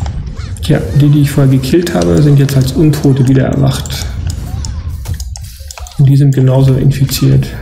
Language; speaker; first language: German; native; German